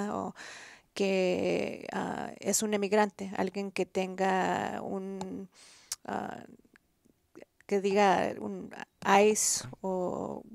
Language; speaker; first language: Spanish; early bilingual, heritage; Spanish